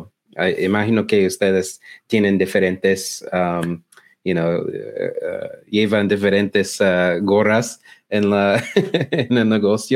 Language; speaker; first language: Spanish; non-native, learner; English